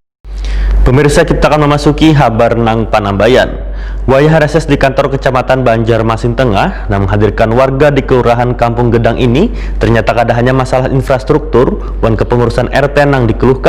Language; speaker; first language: Indonesian; non-native, local second language; Banjar